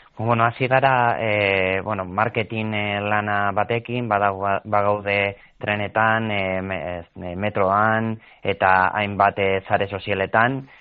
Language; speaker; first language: Basque; non-native, local second language; Spanish